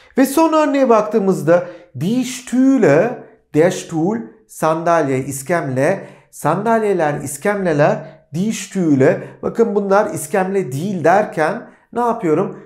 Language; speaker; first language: Turkish; native; Turkish